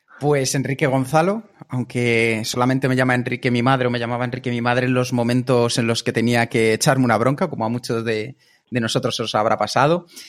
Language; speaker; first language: Spanish; native; Spanish